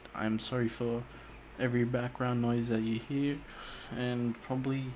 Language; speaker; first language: English; native; English